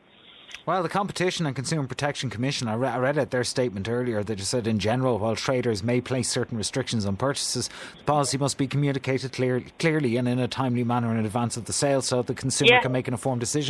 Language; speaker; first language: English; native; English